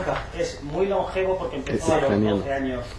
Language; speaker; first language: Spanish; native; Spanish